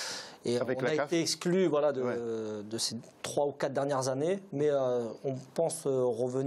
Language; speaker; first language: French; native; French